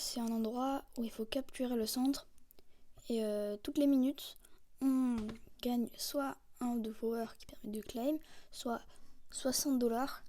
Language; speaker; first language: French; native; French